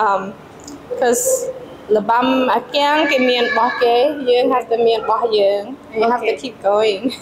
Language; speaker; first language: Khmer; early bilingual, heritage; Khmer